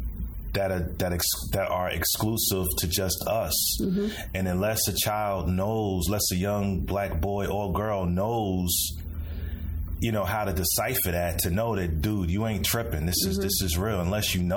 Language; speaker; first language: English; native; English